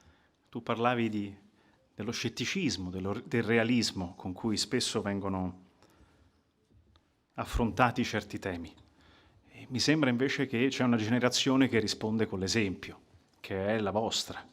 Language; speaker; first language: Italian; native; Italian